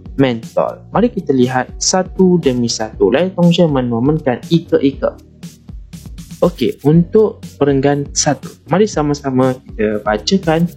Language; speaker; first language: Malay; non-native, local second language; Chinese